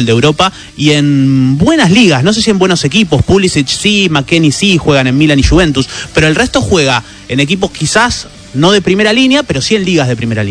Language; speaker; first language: Spanish; native; Spanish